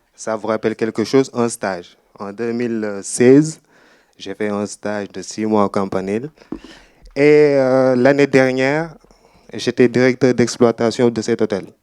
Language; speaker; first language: French; non-native, local second language; Wolof